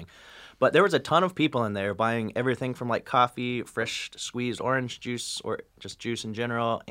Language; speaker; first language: English; native; English